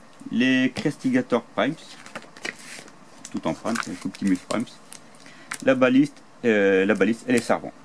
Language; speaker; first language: French; native; French